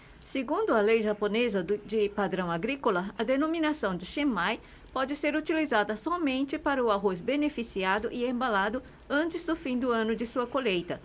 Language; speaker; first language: Portuguese; non-native, fluent; Japanese